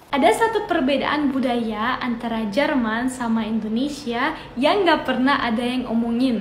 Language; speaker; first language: Indonesian; non-native, fluent; German